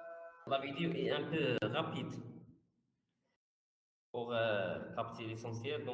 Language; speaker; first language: French; non-native, fluent; Arabic